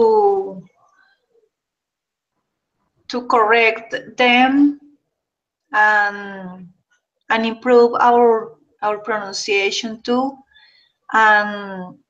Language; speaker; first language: English; non-native, learner; Spanish